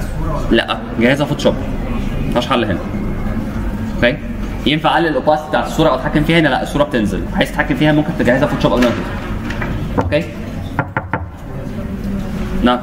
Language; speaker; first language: Arabic; native; Arabic